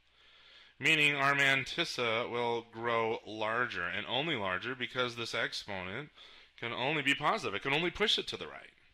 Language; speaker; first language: English; native; English